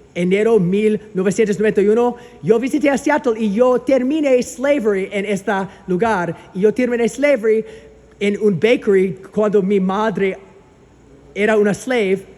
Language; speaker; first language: Spanish; non-native, learner; English